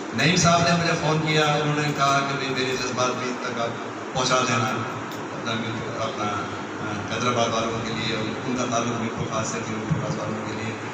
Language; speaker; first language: Urdu; non-native, local second language; Sindhi